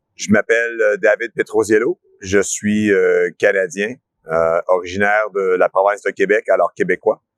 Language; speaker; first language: French; non-native, local second language; English